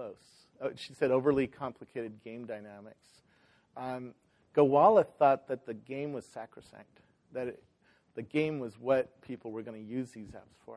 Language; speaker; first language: English; native; English